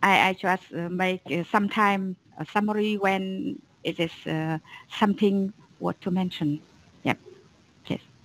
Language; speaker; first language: English; non-native, fluent; Vietnamese